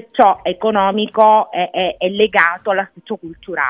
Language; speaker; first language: Italian; native; Italian